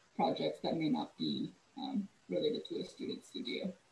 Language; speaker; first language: English; native; English